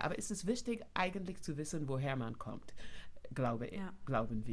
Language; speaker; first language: German; non-native, fluent; English